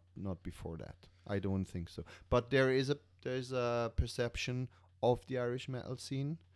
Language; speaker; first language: English; non-native, fluent; German